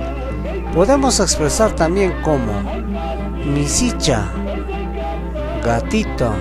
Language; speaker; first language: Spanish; non-native, local second language; Quechua